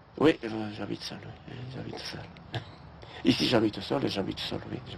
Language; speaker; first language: French; native; French